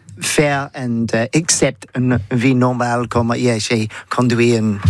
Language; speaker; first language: French; non-native, learner; English